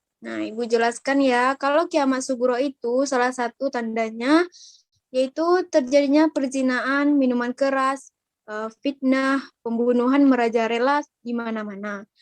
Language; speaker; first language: Indonesian; native; Indonesian